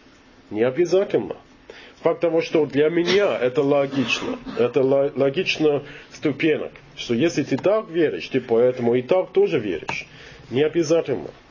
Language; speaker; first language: Russian; non-native, learner; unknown